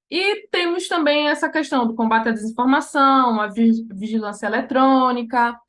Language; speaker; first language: Portuguese; native; Portuguese